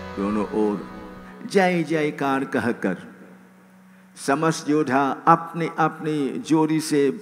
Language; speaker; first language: English; native; English